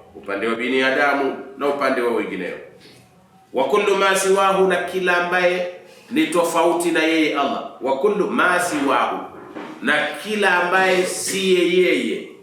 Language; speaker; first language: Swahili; native; Swahili